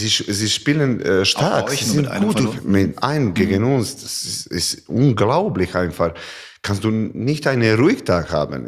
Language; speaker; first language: German; non-native, learner; Serbian